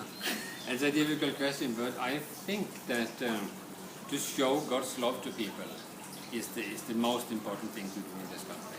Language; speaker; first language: English; non-native, fluent; Norwegian